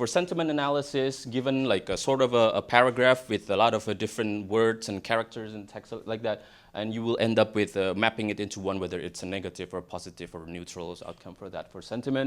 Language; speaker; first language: English; non-native, fluent; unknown